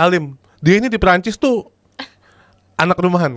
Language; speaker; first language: Indonesian; native; Indonesian